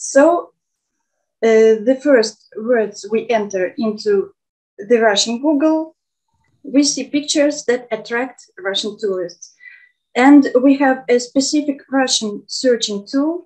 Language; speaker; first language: English; non-native, fluent; Russian